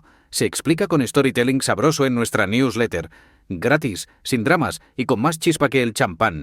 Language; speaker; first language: Spanish; native; Spanish